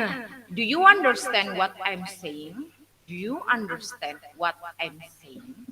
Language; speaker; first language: English; non-native, learner; Indonesian